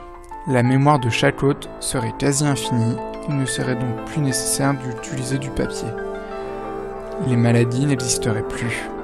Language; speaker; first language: French; native; French